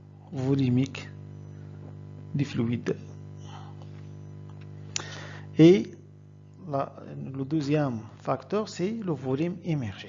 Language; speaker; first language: French; non-native, local second language; Arabic